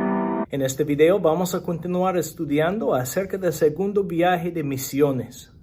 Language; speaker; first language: Spanish; non-native, fluent; English